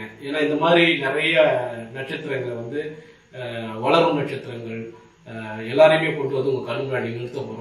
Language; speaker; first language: Tamil; native; Tamil